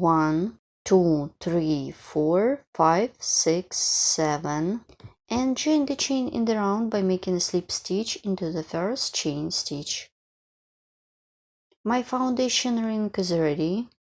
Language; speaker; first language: English; non-native, fluent; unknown